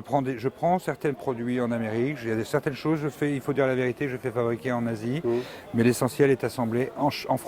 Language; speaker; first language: French; native; French